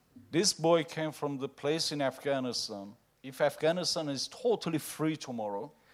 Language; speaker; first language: English; non-native, fluent; Persian